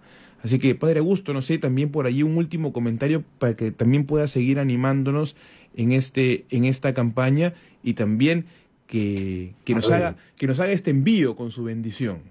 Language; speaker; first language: Spanish; native; Spanish